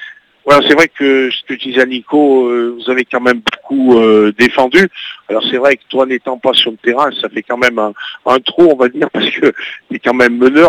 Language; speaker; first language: French; native; French